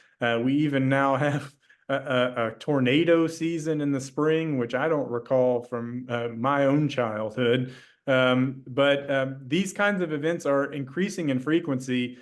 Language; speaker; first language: English; native; English